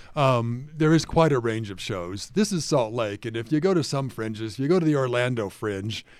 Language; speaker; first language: English; native; English